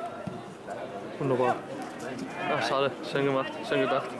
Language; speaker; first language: German; native; German